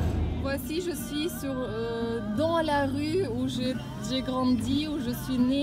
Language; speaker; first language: French; non-native, fluent; Russian